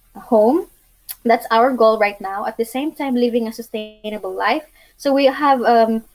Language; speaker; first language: English; non-native, local second language; Cebuano